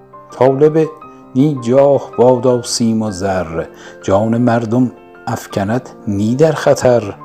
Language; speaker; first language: Persian; native; Persian